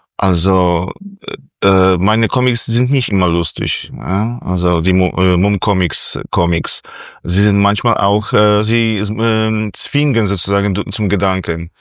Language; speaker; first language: German; non-native, fluent; Polish